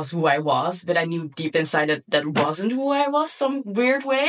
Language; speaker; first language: English; non-native, fluent; Dutch